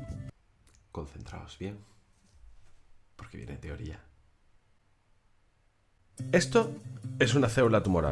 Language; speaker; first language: Spanish; native; Spanish